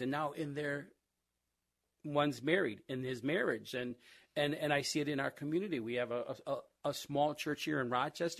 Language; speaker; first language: English; native; English